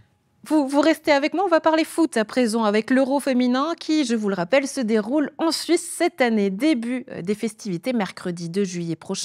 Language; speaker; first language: French; native; French